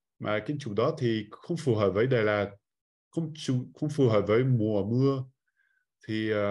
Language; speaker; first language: Vietnamese; non-native, fluent; French